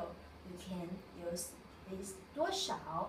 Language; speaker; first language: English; non-native, learner; Chinese